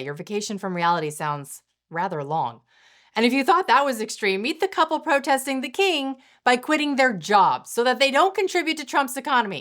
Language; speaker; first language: English; native; English